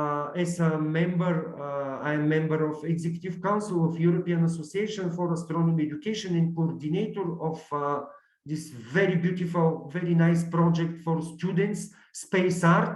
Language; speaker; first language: English; non-native, learner; Bulgarian